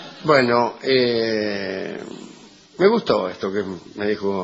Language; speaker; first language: Spanish; native; Spanish